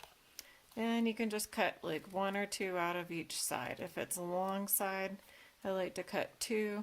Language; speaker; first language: English; native; English